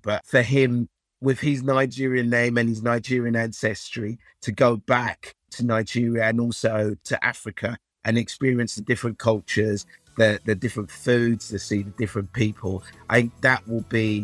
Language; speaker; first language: English; early bilingual, other home language; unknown